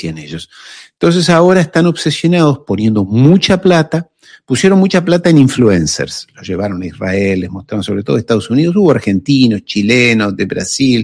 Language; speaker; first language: Spanish; native; Spanish